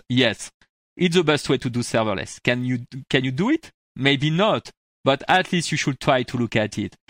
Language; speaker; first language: English; non-native, fluent; French